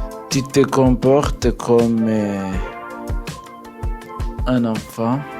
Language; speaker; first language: French; non-native, learner; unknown